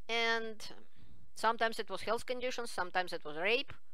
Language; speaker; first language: English; non-native, fluent; Russian